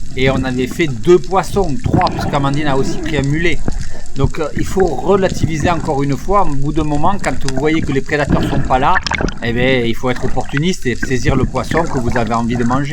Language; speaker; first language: French; native; French